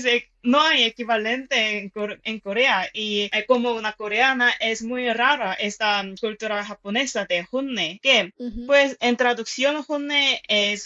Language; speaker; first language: Spanish; non-native, fluent; Korean